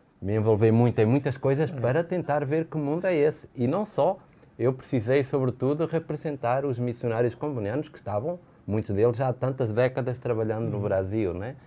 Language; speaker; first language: Portuguese; native; Portuguese